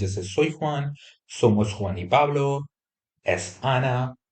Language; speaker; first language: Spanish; non-native, fluent; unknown